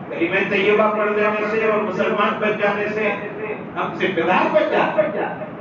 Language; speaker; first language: Urdu; native; Urdu